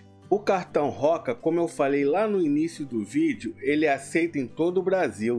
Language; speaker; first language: Portuguese; native; Portuguese